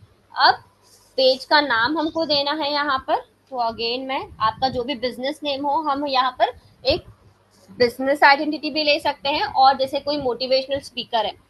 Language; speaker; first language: Hindi; native; Hindi